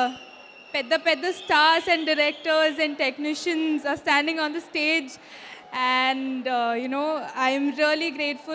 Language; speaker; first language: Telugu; non-native, learner; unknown